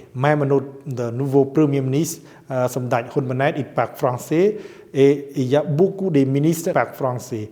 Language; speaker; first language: French; non-native, fluent; Khmer